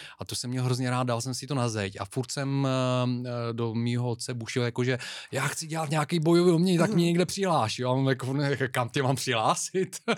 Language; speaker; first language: Czech; non-native, fluent; Bulgarian